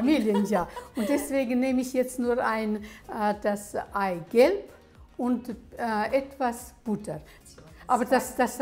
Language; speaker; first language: German; early bilingual, heritage; German